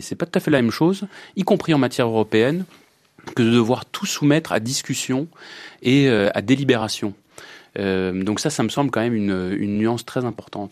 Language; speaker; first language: French; native; French